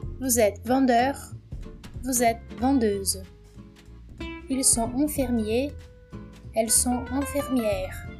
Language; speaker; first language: French; non-native, fluent; Portuguese